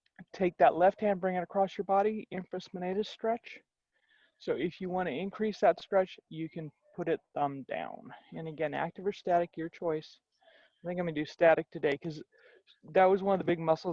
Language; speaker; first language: English; native; English